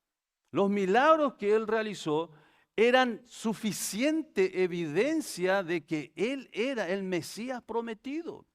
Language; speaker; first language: Spanish; native; Spanish